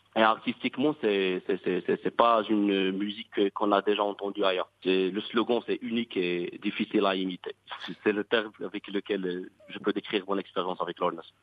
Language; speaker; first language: French; non-native, local second language; Arabic